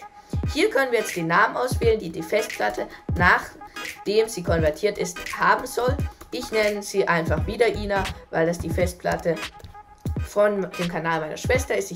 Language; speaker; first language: German; native; German